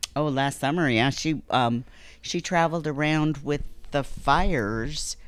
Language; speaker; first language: English; native; English